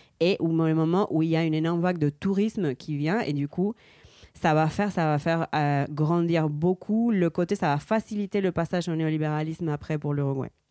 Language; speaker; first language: French; early bilingual, heritage; Spanish